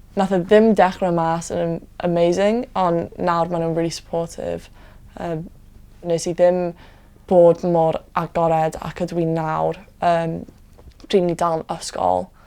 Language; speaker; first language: Welsh; non-native, local second language; English